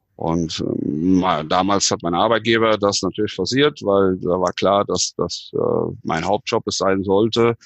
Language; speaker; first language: German; native; German